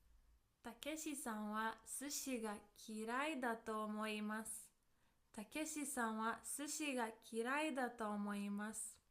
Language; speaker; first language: Japanese; non-native, fluent; English